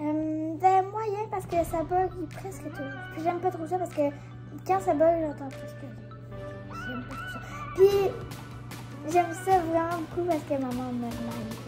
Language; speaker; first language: French; native; French